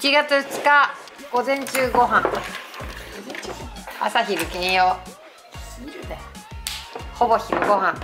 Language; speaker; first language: Japanese; native; Japanese